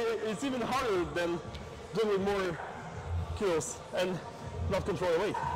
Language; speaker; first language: English; non-native, fluent; Bulgarian